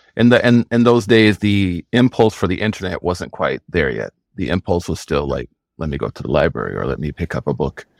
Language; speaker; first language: English; native; English